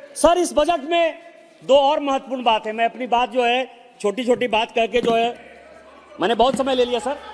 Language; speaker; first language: Hindi; native; Hindi